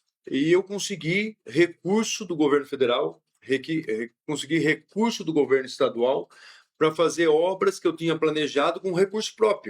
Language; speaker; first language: Portuguese; native; Portuguese